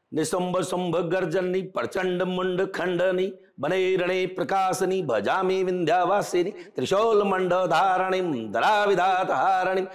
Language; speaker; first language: Hindi; native; Hindi